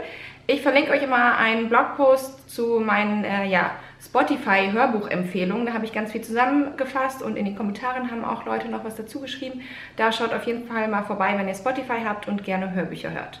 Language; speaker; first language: German; native; German